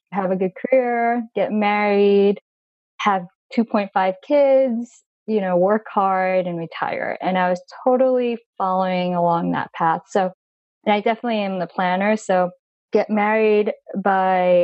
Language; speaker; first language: English; native; English